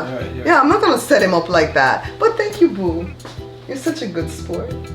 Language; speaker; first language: English; native; English